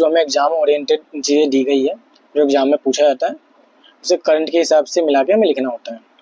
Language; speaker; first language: Hindi; native; Hindi